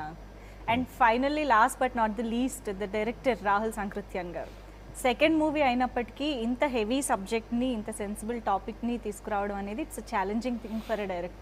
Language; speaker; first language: Telugu; native; Telugu